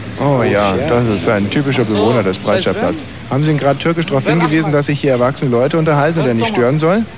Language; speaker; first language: German; native; German